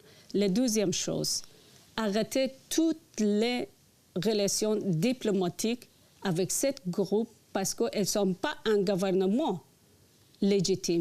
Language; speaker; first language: French; non-native, learner; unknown